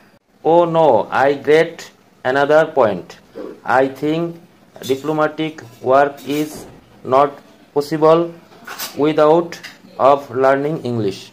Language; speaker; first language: English; non-native, learner; Bangla